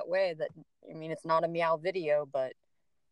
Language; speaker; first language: English; native; English